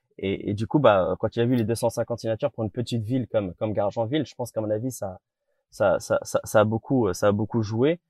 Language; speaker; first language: French; native; French